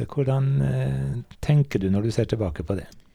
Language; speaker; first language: Norwegian; native; Norwegian